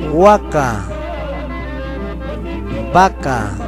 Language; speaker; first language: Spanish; non-native, local second language; Quechua